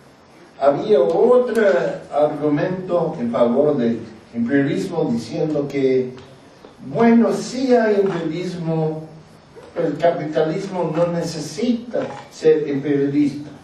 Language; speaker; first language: Spanish; non-native, fluent; English